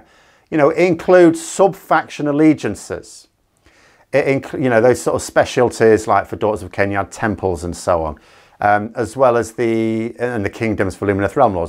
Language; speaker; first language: English; native; English